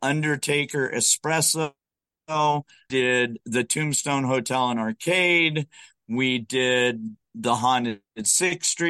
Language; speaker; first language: English; native; English